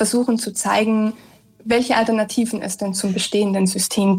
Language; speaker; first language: German; native; German